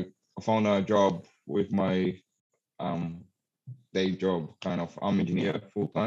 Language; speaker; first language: English; non-native, fluent; Portuguese